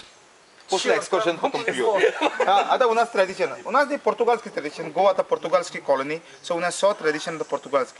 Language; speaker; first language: Russian; non-native, learner; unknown